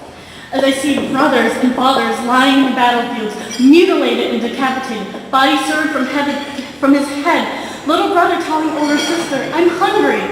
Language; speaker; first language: English; early bilingual, heritage; Vietnamese